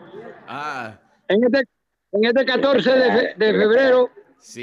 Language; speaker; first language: Spanish; native; Spanish